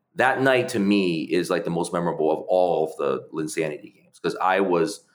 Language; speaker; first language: English; early bilingual, other home language; Chinese